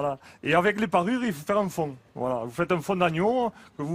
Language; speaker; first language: French; native; French